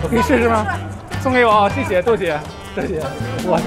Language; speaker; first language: Chinese; non-native, fluent; English